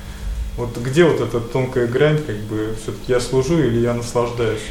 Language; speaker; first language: Russian; native; Russian